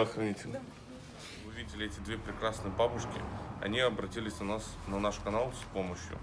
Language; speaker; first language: Russian; native; Russian